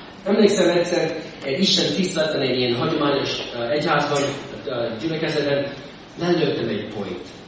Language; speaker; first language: Hungarian; non-native, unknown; English